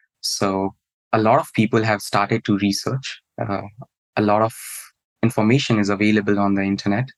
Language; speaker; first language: English; non-native, local second language; Hindi